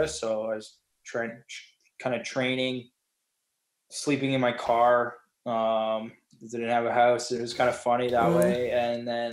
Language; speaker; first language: English; native; English